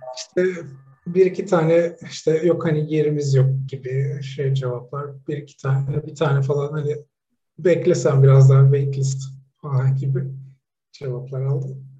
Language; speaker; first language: Turkish; native; Turkish